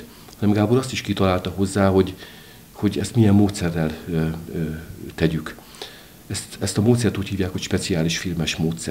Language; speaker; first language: Hungarian; native; Hungarian